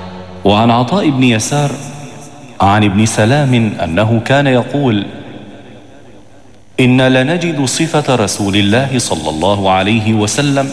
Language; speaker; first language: Arabic; native; Arabic